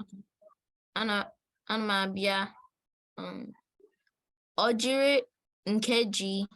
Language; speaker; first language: Igbo; non-native, learner; English